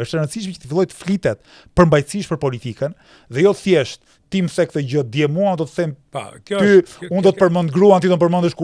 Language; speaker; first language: Albanian; native; Albanian